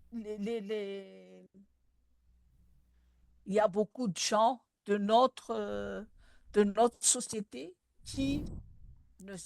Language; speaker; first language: French; non-native, local second language; Malagasy